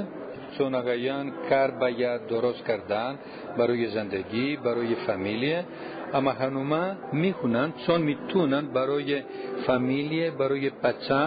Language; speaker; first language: Persian; non-native, learner; Greek